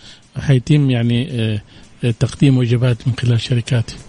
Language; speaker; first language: Arabic; native; Arabic